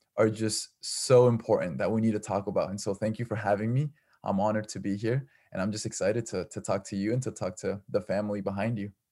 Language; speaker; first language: English; early bilingual, other home language; Spanish